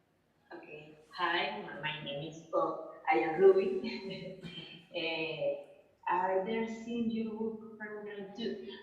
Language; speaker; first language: English; non-native, learner; Spanish